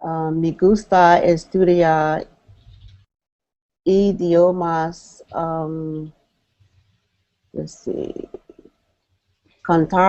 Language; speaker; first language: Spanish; non-native, learner; English